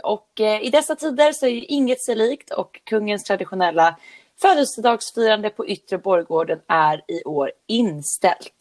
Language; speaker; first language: Swedish; native; Swedish